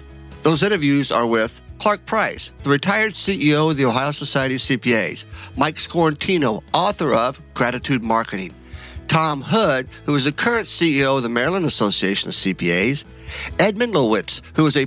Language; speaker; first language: English; native; English